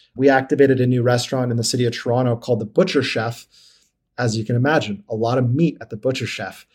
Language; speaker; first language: English; native; English